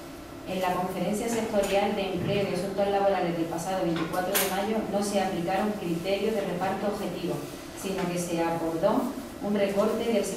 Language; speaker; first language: Spanish; native; Spanish